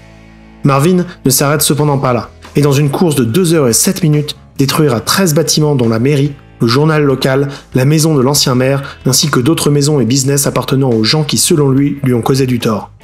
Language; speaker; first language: French; native; French